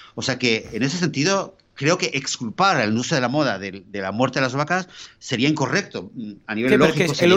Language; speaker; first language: Spanish; native; Spanish